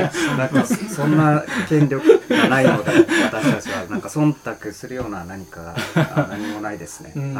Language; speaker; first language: Japanese; native; Japanese